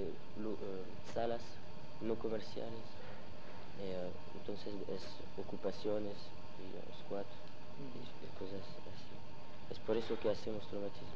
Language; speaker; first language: Spanish; non-native, learner; French